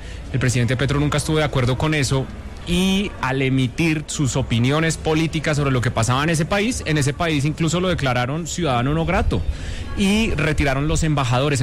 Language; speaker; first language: Spanish; native; Spanish